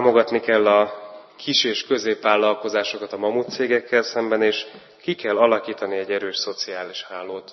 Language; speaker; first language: Hungarian; native; Hungarian